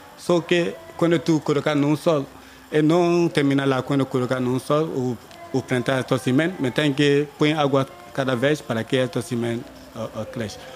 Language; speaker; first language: Portuguese; non-native, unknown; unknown